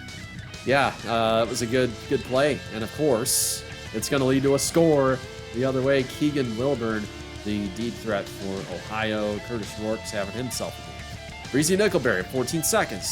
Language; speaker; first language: English; native; English